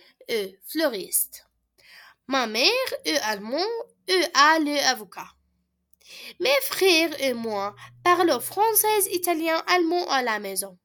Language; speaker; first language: French; non-native, learner; Arabic